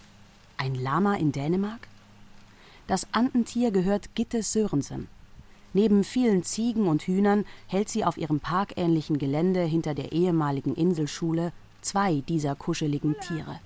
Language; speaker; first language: German; native; German